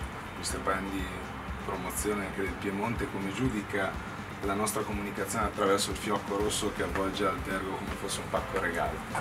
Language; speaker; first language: Italian; native; Italian